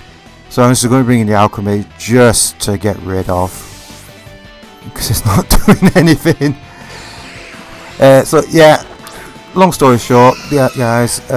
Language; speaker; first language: English; native; English